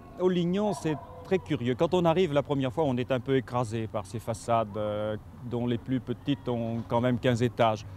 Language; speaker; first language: French; native; French